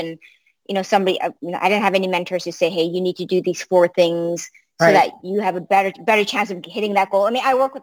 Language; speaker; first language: English; early bilingual, other home language; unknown